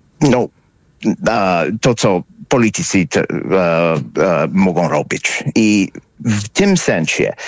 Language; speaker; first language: Polish; non-native, fluent; English